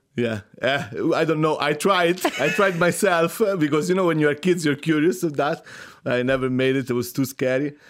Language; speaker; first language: English; non-native, fluent; Italian